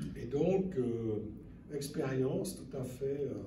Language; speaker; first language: French; native; French